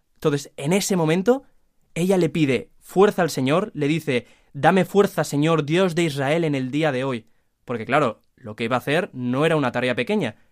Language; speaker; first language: Spanish; native; Spanish